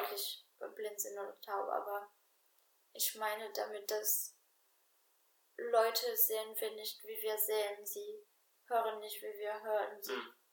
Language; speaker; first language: German; non-native, fluent; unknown